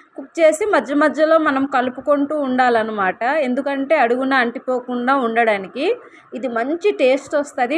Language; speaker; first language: Telugu; non-native, local second language; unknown